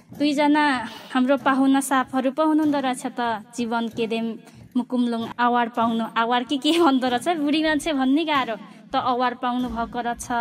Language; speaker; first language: Nepali; non-native, local second language; Limbu